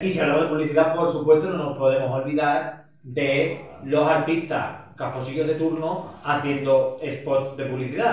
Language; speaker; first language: Spanish; native; Spanish